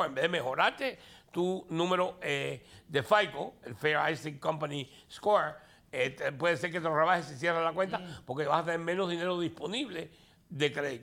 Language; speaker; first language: Spanish; native; Spanish